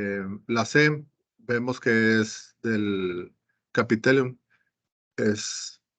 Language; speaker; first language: Spanish; native; Spanish